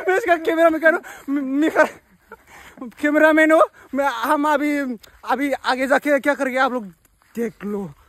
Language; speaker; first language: Hindi; non-native, local second language; Bodo